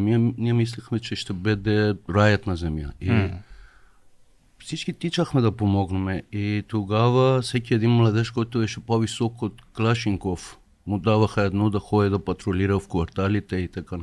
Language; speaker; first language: Bulgarian; non-native, fluent; Persian